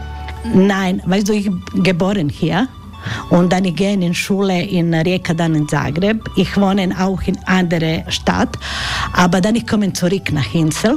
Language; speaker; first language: German; non-native, learner; Croatian